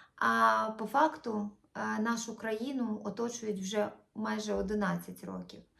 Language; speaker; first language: Ukrainian; non-native, local second language; Russian